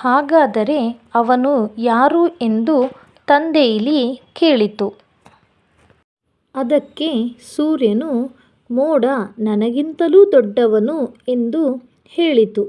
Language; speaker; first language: Kannada; native; Kannada